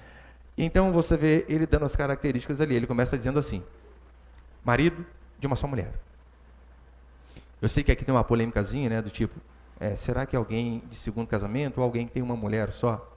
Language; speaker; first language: Portuguese; native; Portuguese